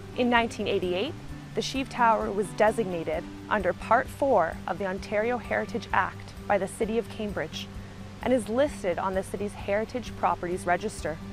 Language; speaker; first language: English; native; English